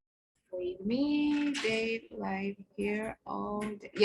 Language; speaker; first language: English; non-native, learner; Spanish